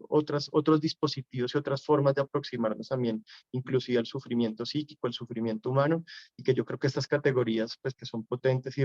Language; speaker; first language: Spanish; native; Spanish